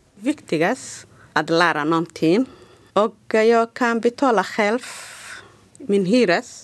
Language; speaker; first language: Swedish; non-native, learner; Somali